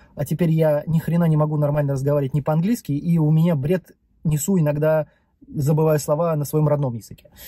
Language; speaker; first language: Russian; native; Russian